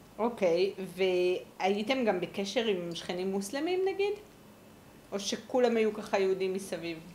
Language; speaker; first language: Hebrew; native; Hebrew